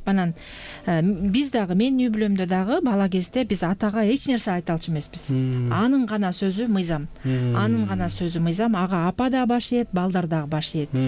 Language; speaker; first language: Kyrgyz; native; Kyrgyz